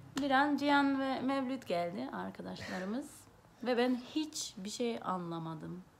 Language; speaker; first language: Turkish; non-native, fluent; Hungarian